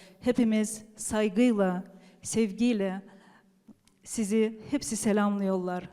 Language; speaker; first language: Turkish; early bilingual, heritage; Turkish